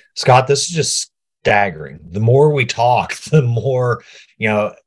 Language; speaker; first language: English; native; English